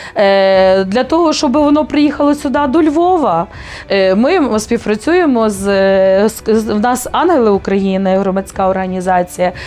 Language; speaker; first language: Ukrainian; native; Ukrainian